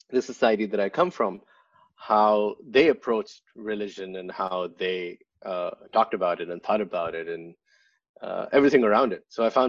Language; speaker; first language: English; non-native, local second language; Urdu